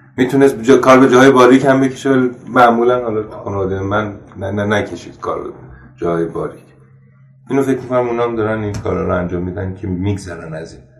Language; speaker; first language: Persian; non-native, local second language; Armenian